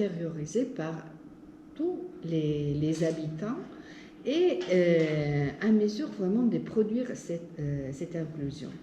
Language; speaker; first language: French; non-native, fluent; Italian